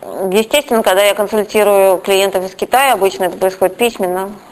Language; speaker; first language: Russian; native; Russian